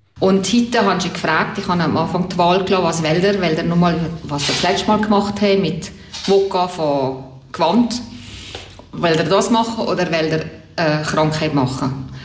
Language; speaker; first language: German; native; German